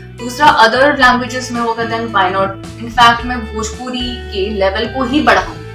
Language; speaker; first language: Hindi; native; Hindi